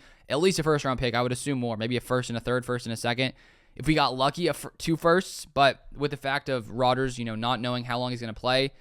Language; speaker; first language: English; native; English